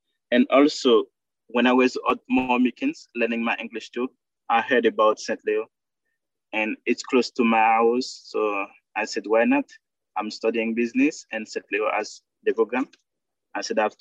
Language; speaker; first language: English; non-native, learner; Haitian Creole